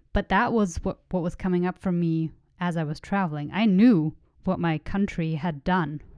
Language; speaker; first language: English; non-native, fluent; German